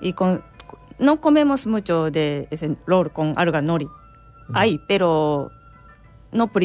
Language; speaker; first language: Spanish; non-native, learner; Japanese